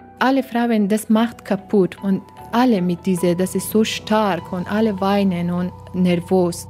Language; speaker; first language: German; non-native, learner; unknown